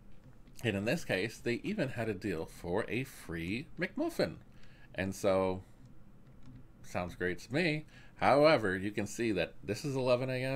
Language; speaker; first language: English; native; English